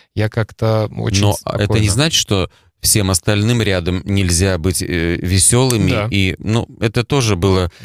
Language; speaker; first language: Russian; native; Russian